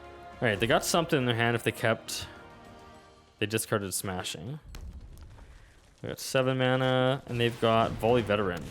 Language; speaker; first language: English; native; English